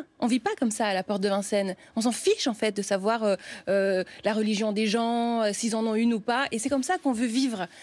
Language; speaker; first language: French; native; French